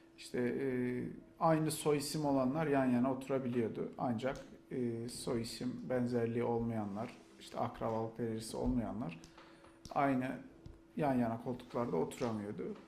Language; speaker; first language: Turkish; native; Turkish